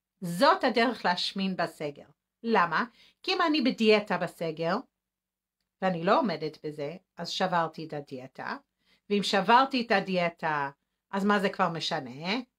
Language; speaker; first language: Hebrew; native; Hebrew